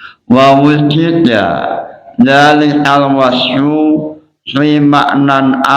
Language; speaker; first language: Arabic; non-native, fluent; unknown